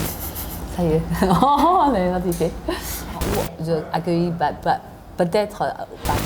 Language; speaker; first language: French; non-native, fluent; Chinese